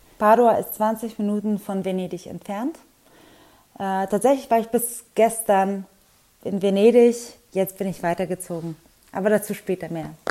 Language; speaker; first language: German; early bilingual, other home language; Russian